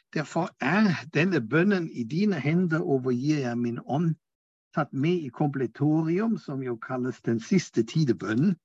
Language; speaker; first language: Norwegian; non-native, fluent; German